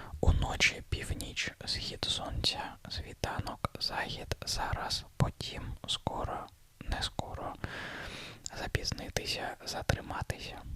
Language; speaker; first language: Ukrainian; non-native, learner; Russian